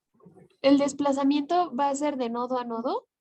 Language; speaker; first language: Spanish; native; Spanish